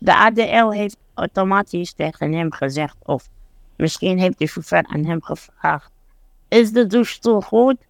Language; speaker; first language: Dutch; non-native, fluent; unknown